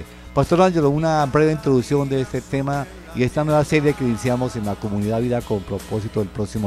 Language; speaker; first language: Spanish; native; Spanish